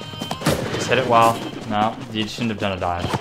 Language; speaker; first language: English; native; English